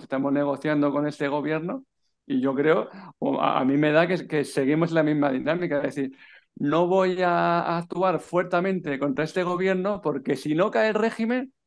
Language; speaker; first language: Spanish; native; Spanish